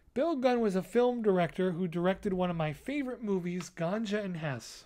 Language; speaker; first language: English; native; English